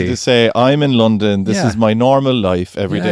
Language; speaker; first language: English; native; English